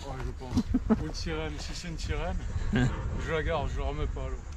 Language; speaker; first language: French; native; French